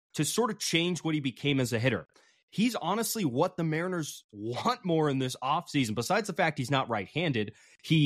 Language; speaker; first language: English; native; English